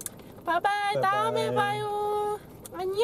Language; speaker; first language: Korean; non-native, fluent; Dutch